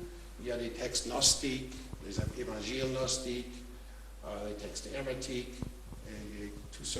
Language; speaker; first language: French; non-native, fluent; English